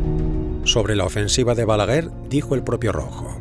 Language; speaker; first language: Spanish; native; Spanish